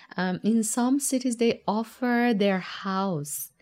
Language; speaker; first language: English; non-native, fluent; Persian